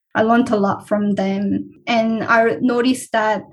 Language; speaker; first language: English; non-native, fluent; Korean